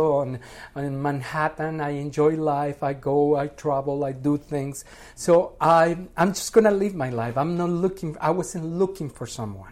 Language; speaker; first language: English; non-native, fluent; Spanish